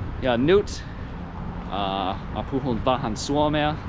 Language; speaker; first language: Finnish; non-native, learner; English